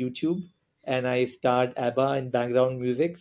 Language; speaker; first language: English; non-native, local second language; Hindi